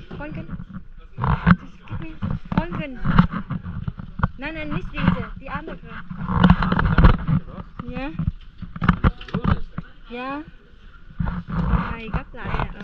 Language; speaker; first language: German; non-native, learner; Vietnamese